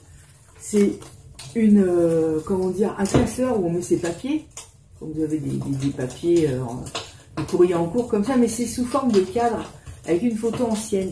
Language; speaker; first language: French; native; French